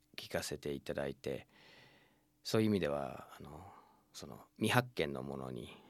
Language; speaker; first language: Japanese; non-native, fluent; English